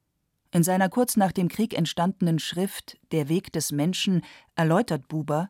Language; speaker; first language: German; native; German